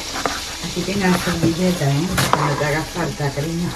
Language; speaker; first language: Spanish; native; Spanish